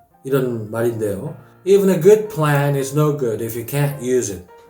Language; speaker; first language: English; non-native, fluent; Korean